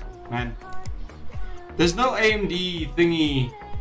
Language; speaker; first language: English; non-native, local second language; Afrikaans